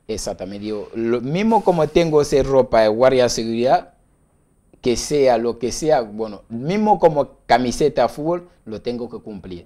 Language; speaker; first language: Spanish; non-native, learner; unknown